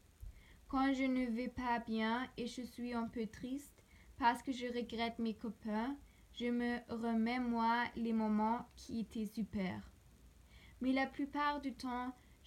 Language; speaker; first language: French; non-native, learner; German